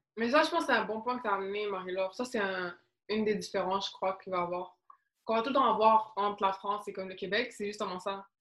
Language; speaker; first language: French; native; French